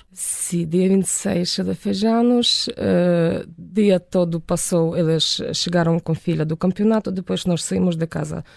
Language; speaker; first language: Portuguese; non-native, fluent; Ukrainian